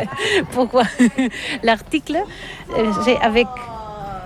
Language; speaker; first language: French; non-native, learner; Catalan